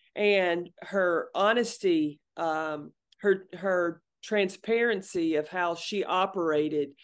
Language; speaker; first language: English; native; English